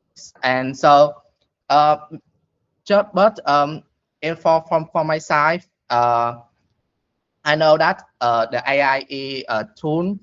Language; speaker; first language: English; non-native, learner; Vietnamese